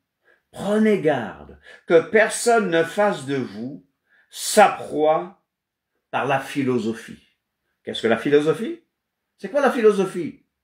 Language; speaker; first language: French; non-native, fluent; Kabuverdianu